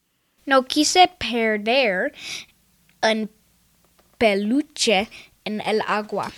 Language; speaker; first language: Spanish; non-native, learner; English